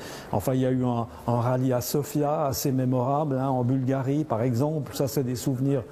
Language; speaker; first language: French; native; French